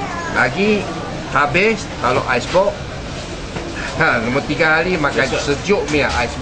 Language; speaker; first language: Indonesian; non-native, local second language; Chinese